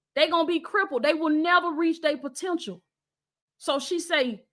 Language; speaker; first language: English; native; English